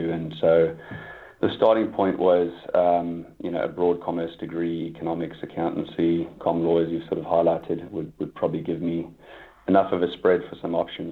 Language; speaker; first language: English; native; English